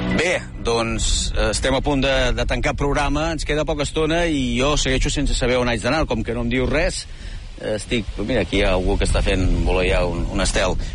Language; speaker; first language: Catalan; native; Catalan